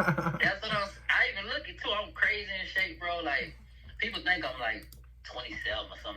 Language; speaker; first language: English; native; English